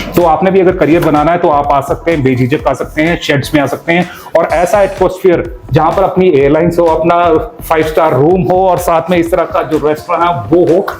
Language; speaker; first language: Hindi; native; Hindi